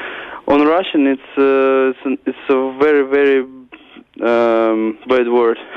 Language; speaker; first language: English; non-native, learner; Russian